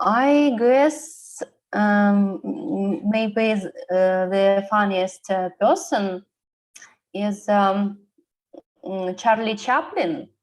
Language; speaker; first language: English; non-native, learner; Russian